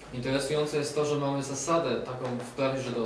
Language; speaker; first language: Polish; native; Polish